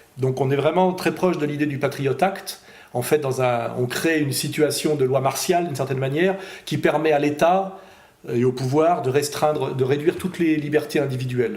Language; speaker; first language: French; native; French